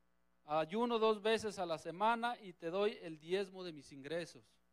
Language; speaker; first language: Spanish; native; Spanish